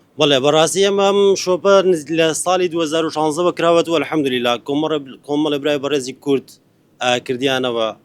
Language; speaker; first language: Central Kurdish; native; Central Kurdish